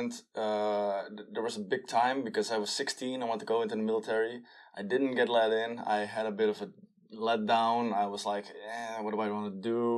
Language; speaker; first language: English; non-native, fluent; Dutch